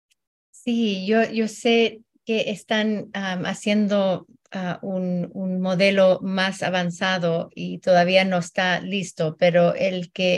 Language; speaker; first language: Spanish; early bilingual, heritage; Spanish